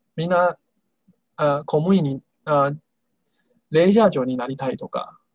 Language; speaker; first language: Japanese; non-native, fluent; Chinese